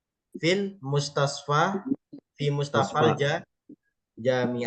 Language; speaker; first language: Arabic; non-native, fluent; Indonesian